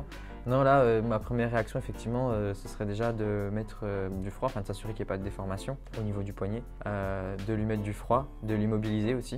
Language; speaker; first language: French; native; French